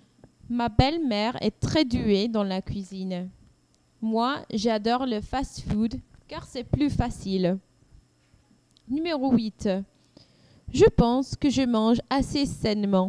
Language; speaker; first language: French; non-native, learner; English